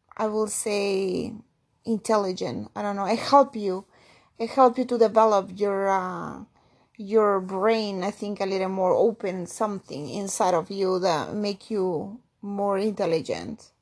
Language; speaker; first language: English; non-native, fluent; Spanish